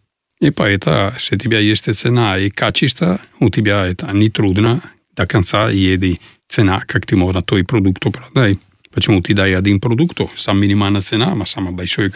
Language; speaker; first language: Russian; non-native, learner; Italian